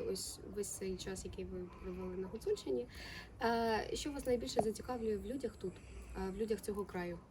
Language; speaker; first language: Ukrainian; native; Ukrainian